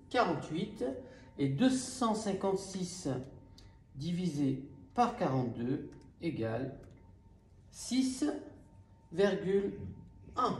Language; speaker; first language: French; native; French